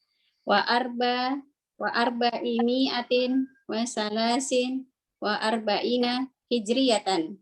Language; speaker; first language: Arabic; non-native, learner; Indonesian